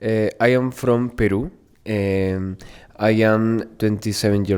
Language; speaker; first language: English; non-native, learner; Spanish